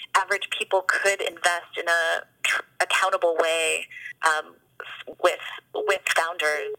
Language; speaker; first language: English; native; English